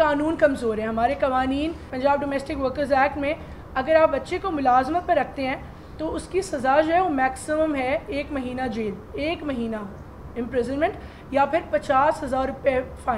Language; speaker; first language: Urdu; native; Urdu